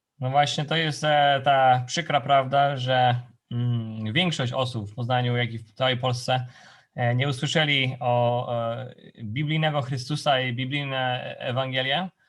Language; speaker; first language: Polish; non-native, fluent; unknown